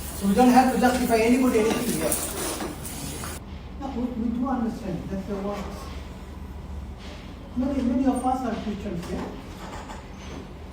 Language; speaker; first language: English; non-native, fluent; Bangla